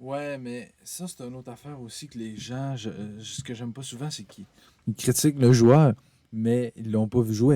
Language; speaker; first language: French; native; French